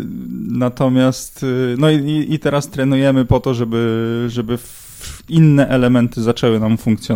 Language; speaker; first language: Polish; native; Polish